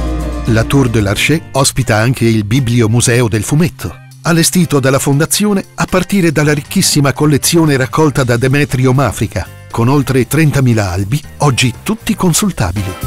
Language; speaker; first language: Italian; native; Italian